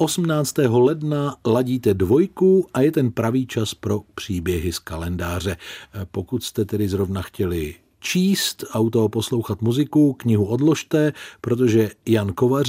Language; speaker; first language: Czech; native; Czech